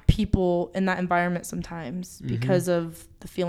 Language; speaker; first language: English; native; English